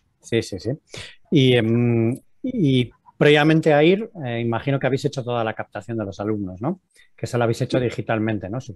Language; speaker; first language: Spanish; native; Spanish